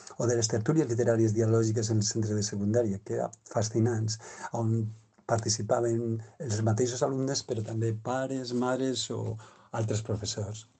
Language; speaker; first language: Catalan; non-native, local second language; Spanish